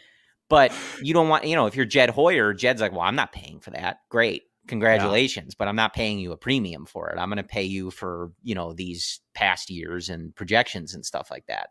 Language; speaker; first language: English; native; English